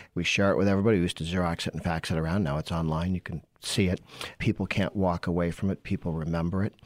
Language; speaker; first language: English; native; English